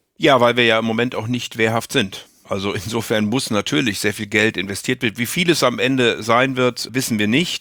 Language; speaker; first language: German; native; German